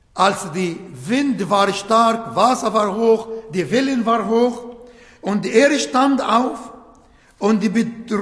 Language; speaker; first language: German; non-native, fluent; Arabic